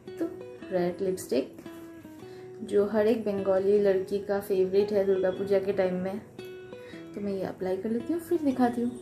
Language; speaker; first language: Hindi; non-native, local second language; Bangla